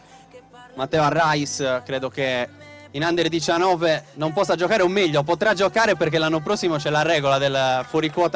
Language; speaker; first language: Italian; native; Italian